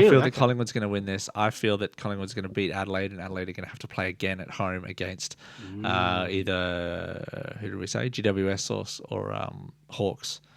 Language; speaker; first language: English; native; English